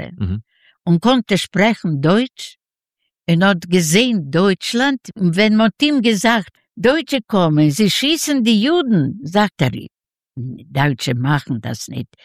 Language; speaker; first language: German; non-native, learner; Yiddish